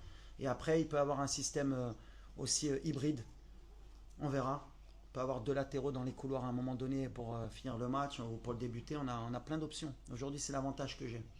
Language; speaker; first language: French; native; French